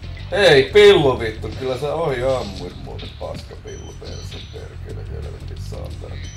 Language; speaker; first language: Finnish; native; Finnish